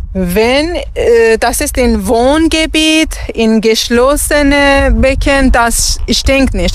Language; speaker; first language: German; non-native, learner; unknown